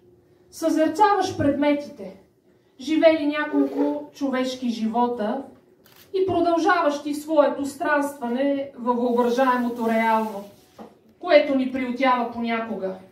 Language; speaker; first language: Bulgarian; native; Bulgarian